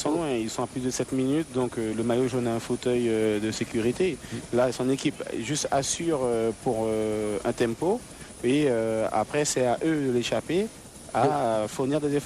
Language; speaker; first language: French; native; French